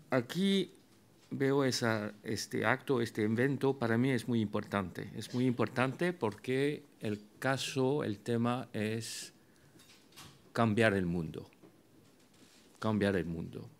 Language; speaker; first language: Spanish; non-native, fluent; French